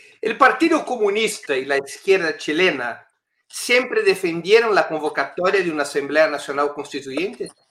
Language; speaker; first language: Spanish; non-native, fluent; Portuguese